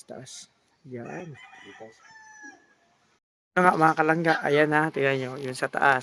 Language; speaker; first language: Filipino; non-native, local second language; Cebuano